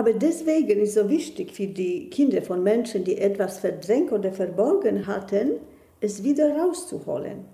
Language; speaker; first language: German; non-native, fluent; Polish